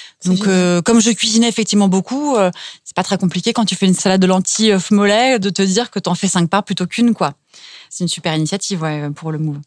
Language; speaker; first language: French; native; French